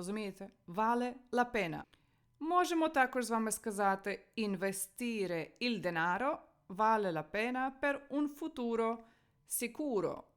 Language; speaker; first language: Italian; non-native, fluent; Ukrainian